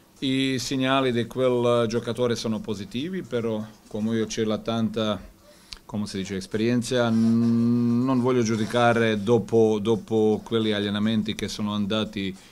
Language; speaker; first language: Italian; non-native, fluent; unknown